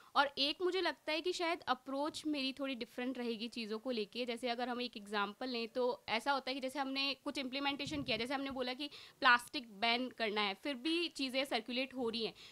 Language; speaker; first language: Hindi; native; Hindi